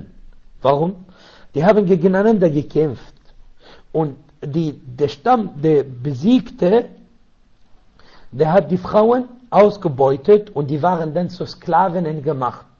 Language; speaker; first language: German; non-native, learner; Arabic